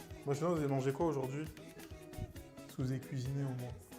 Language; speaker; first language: French; native; French